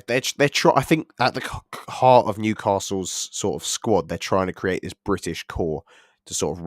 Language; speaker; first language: English; native; English